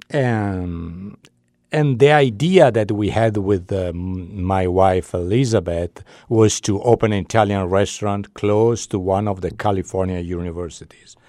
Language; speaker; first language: English; non-native, fluent; Italian